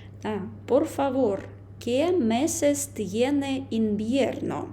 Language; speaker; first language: Spanish; non-native, fluent; Ukrainian